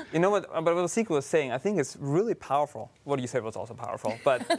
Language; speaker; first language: English; non-native, fluent; German